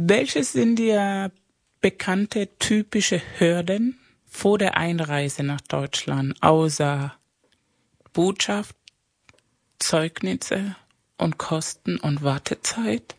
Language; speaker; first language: German; early bilingual, other home language; Spanish